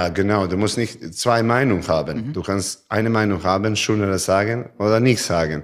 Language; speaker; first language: German; non-native, learner; Serbian